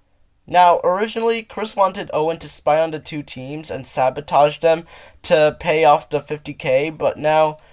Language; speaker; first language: English; native; English